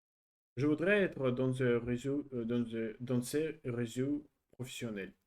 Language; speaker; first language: French; non-native, learner; Russian